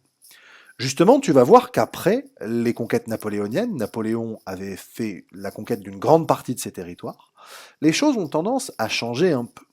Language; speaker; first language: French; native; French